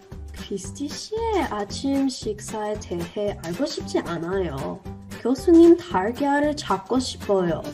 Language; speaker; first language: Korean; non-native, learner; English